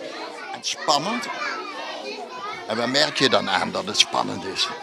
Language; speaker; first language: Dutch; native; Dutch